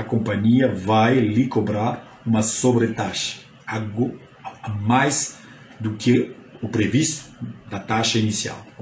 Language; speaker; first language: Portuguese; non-native, fluent; French